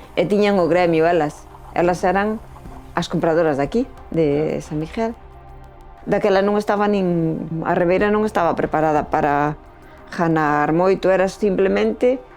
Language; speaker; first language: Galician; native; Galician